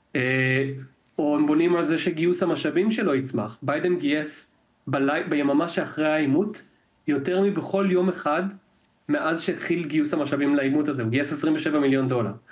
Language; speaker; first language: Hebrew; native; Hebrew